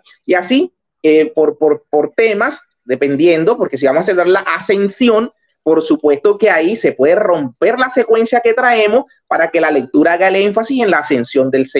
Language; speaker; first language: Spanish; native; Spanish